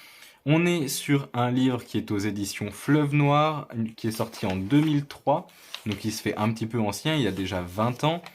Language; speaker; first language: French; native; French